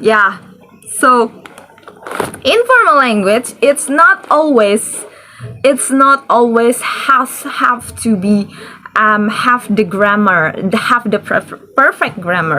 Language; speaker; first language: English; non-native, learner; Indonesian